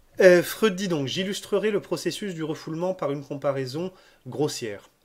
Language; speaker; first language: French; native; French